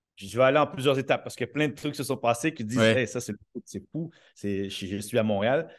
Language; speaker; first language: French; native; French